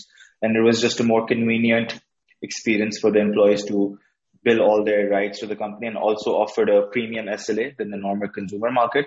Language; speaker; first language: English; non-native, local second language; Urdu